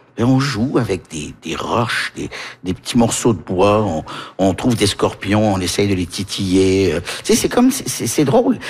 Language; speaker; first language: French; early bilingual, heritage; French